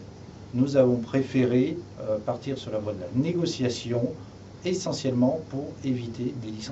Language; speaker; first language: French; native; French